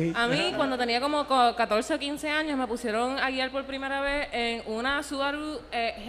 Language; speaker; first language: Spanish; native; Spanish